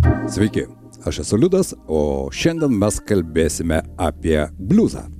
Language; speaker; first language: Lithuanian; native; Lithuanian